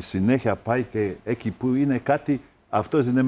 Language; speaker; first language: Greek; non-native, fluent; Polish